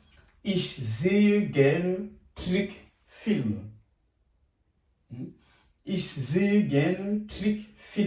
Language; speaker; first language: German; non-native, fluent; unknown